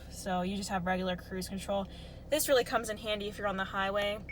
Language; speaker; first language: English; native; English